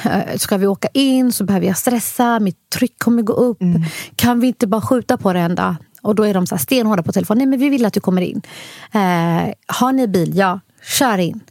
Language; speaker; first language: Swedish; early bilingual, other home language; Somali